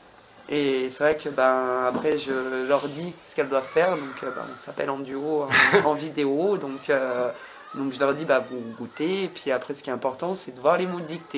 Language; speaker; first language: French; native; French